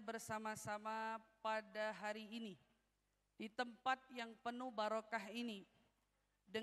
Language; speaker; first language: Indonesian; native; Indonesian